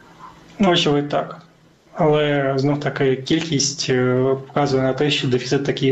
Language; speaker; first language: Ukrainian; native; Ukrainian